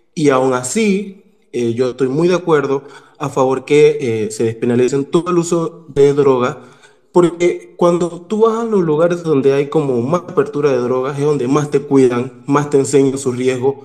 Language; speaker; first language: Spanish; native; Spanish